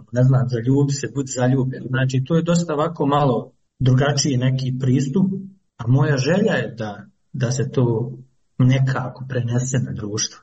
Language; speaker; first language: Serbian; native; Serbian